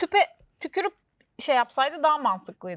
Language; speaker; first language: Turkish; native; Turkish